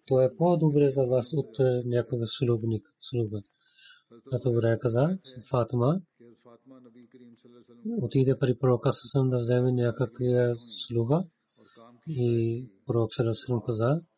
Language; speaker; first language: Bulgarian; non-native, learner; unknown